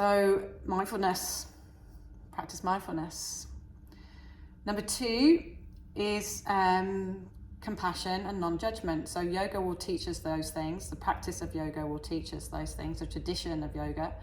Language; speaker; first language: English; native; English